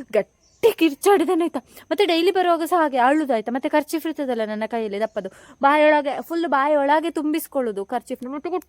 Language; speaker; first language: Kannada; non-native, local second language; Tulu